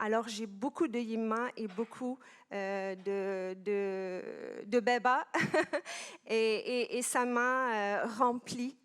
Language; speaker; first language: French; non-native, local second language; Arabic